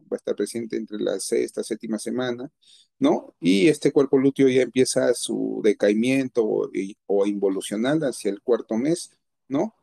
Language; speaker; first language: Spanish; native; Spanish